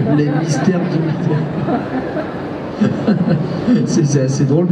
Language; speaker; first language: French; native; French